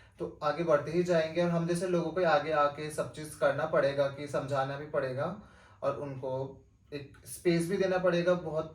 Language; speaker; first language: Hindi; non-native, local second language; Nepali